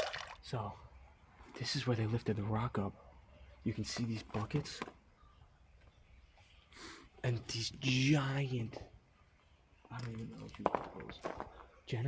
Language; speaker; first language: English; native; English